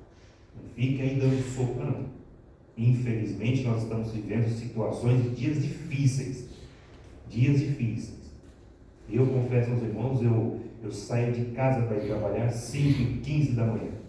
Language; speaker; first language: Portuguese; native; Portuguese